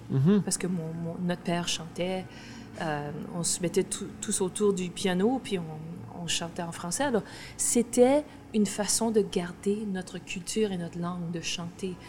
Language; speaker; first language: French; native; French